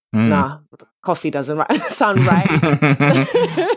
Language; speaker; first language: English; early bilingual, other home language; Dutch